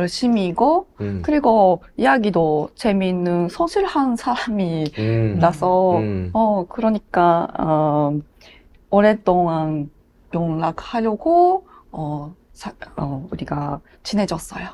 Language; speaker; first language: Korean; non-native, learner; Japanese